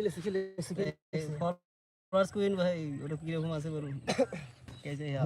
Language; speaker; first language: Hindi; non-native, learner; Bangla